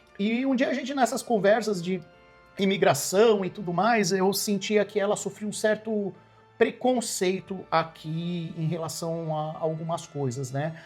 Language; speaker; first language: Portuguese; native; Portuguese